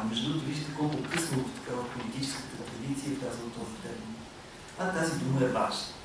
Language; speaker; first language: Bulgarian; native; Bulgarian